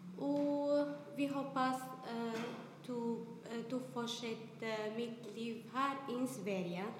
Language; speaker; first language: Swedish; non-native, learner; Arabic